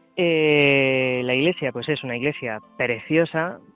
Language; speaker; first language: Spanish; native; Spanish